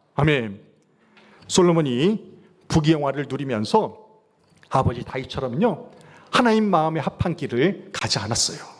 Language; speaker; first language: Korean; native; Korean